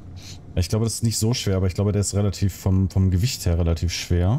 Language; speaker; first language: German; native; German